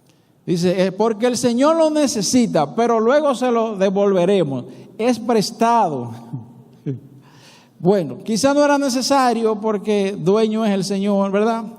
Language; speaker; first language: Spanish; native; Spanish